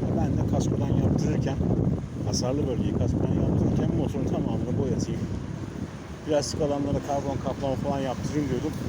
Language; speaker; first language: Turkish; native; Turkish